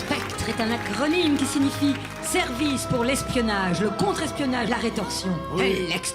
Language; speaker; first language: French; native; French